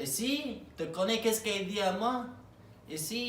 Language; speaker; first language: French; non-native, learner; Arabic